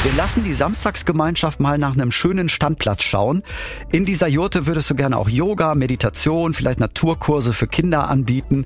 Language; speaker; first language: German; native; German